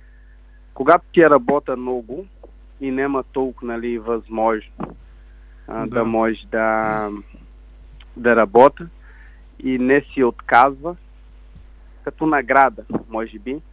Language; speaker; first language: Bulgarian; non-native, learner; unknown